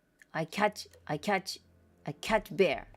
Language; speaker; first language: English; non-native, learner; Japanese